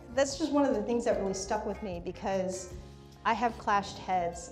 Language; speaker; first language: English; native; English